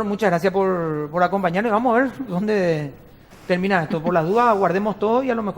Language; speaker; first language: Spanish; native; Spanish